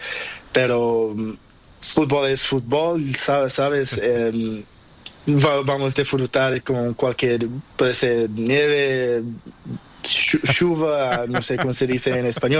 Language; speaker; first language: Spanish; non-native, learner; Portuguese